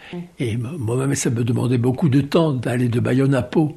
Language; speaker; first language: French; native; French